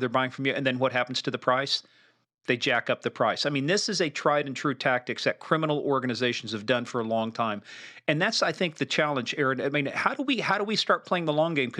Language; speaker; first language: English; native; English